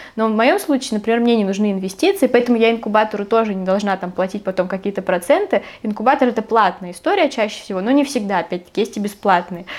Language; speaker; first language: Russian; native; Russian